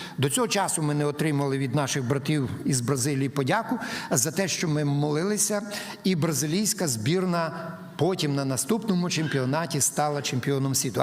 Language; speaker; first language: Ukrainian; native; Ukrainian